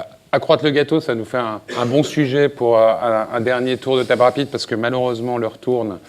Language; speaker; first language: French; native; French